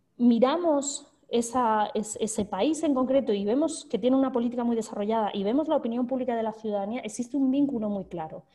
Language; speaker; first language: Spanish; native; Spanish